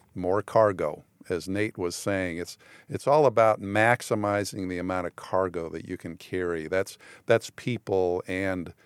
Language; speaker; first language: English; native; English